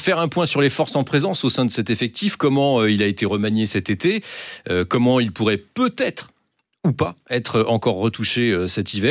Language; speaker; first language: French; native; French